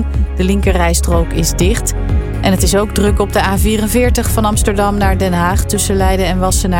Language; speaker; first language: Dutch; native; Dutch